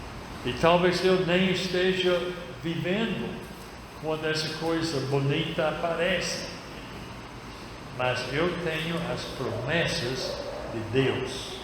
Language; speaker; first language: Portuguese; non-native, fluent; English